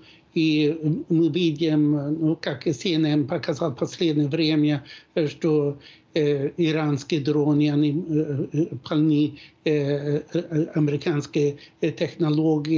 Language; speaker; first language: Russian; non-native, fluent; Swedish